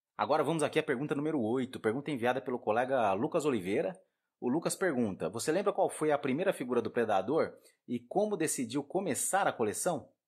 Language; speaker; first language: Portuguese; native; Portuguese